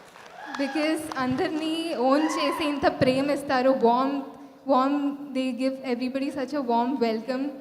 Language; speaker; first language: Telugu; non-native, fluent; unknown